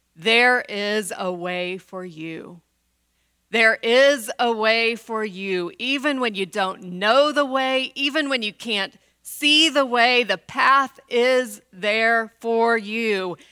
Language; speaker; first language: English; native; English